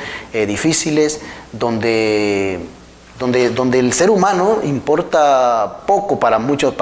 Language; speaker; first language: Spanish; native; Spanish